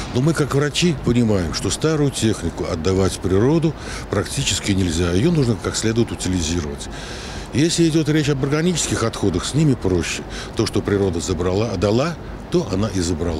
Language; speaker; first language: Russian; native; Russian